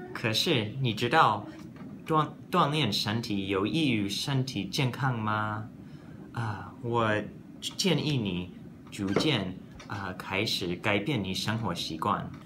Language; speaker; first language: Chinese; non-native, learner; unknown